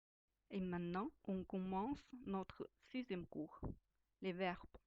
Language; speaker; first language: French; non-native, fluent; Chinese